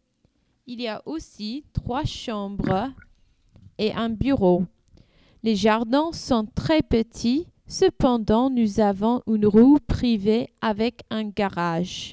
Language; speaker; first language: French; non-native, learner; English